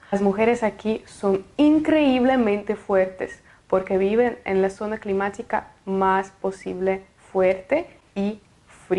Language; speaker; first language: Spanish; non-native, fluent; Russian